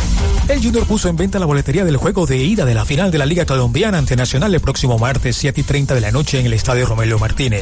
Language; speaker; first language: Spanish; native; Spanish